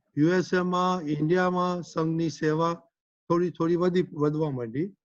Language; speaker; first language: Gujarati; early bilingual, heritage; Gujarati